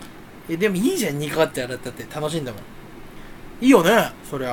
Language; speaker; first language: Japanese; native; Japanese